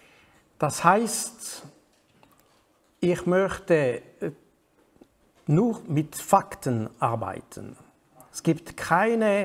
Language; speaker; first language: German; non-native, fluent; French